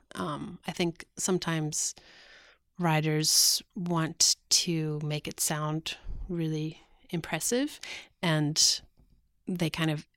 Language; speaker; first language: English; native; English